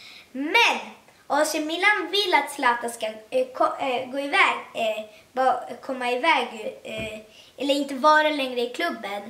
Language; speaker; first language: Swedish; early bilingual, other home language; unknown